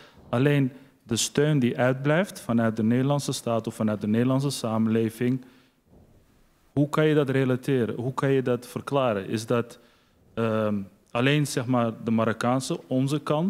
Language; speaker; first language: Dutch; early bilingual, other home language; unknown